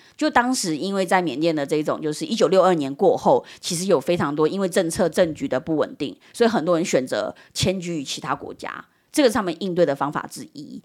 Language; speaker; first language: Chinese; early bilingual, heritage; Chinese